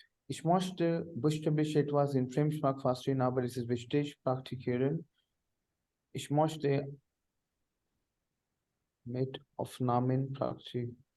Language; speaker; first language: German; non-native, fluent; Hindi